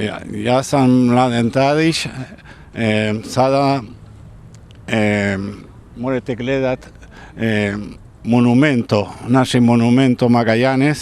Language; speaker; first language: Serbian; early bilingual, heritage; Serbian